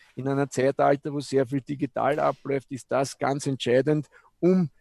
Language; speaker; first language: German; native; German